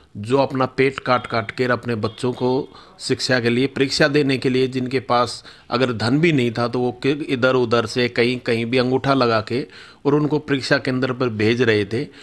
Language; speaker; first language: Hindi; native; Hindi